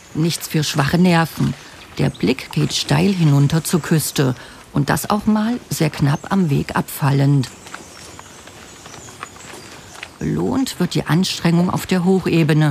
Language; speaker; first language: German; native; German